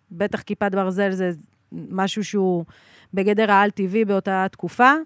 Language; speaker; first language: Hebrew; native; Hebrew